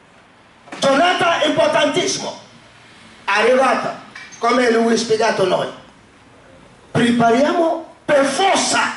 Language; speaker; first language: Italian; non-native, learner; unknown